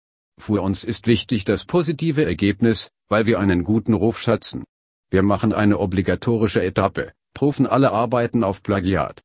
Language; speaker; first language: German; non-native, learner; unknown